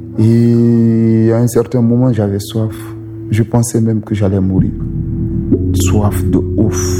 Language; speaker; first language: French; non-native, local second language; Susu